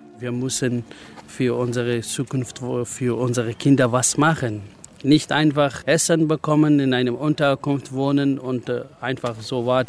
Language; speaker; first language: German; non-native, learner; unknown